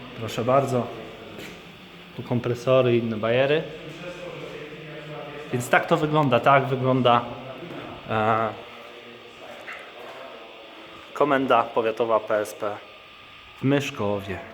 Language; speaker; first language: Polish; native; Polish